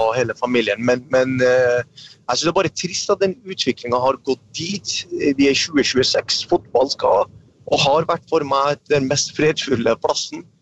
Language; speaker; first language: Norwegian; early bilingual, other home language; Arabic